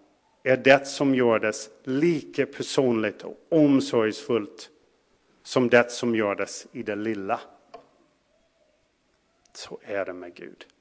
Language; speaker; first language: Swedish; non-native, fluent; English